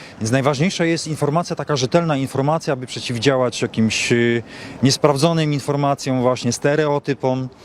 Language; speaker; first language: Polish; native; Polish